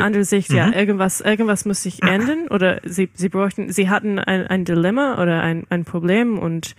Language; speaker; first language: German; non-native, fluent; English